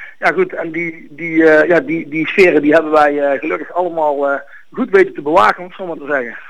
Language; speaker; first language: Dutch; native; Dutch